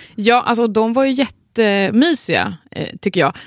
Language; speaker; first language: Swedish; native; Swedish